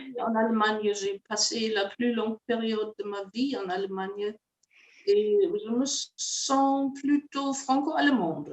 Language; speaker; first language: French; non-native, fluent; German